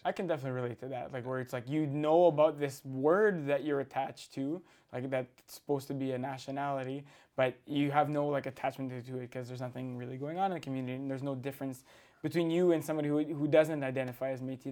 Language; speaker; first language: English; native; English